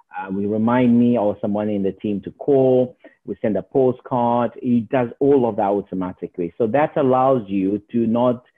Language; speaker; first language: English; non-native, learner; Portuguese